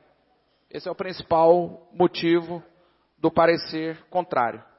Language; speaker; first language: Portuguese; native; Portuguese